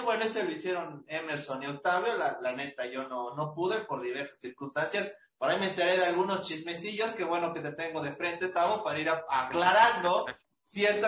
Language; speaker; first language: Spanish; native; Spanish